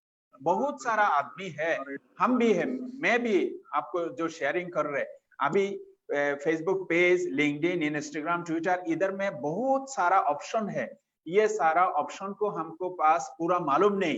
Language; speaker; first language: Hindi; non-native, fluent; Bangla